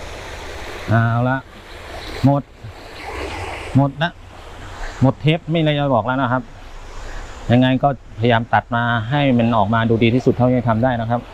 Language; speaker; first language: Thai; native; Thai